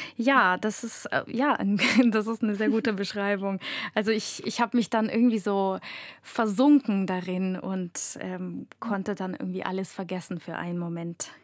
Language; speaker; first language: German; non-native, fluent; Russian